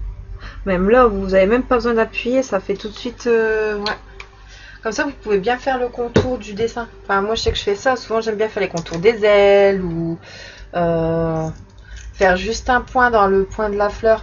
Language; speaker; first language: French; native; French